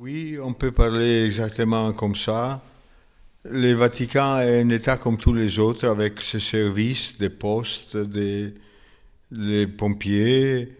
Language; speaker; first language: French; non-native, fluent; Italian